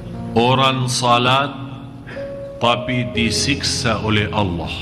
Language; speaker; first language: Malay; non-native, fluent; Arabic